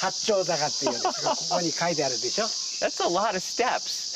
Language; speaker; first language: English; native; English